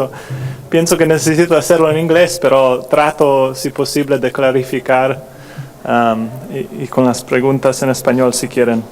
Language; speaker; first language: Spanish; non-native, fluent; English